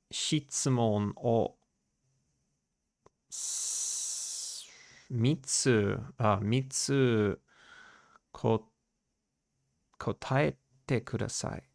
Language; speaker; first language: Japanese; non-native, learner; English